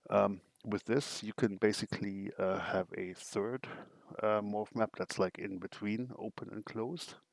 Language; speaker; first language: English; non-native, fluent; German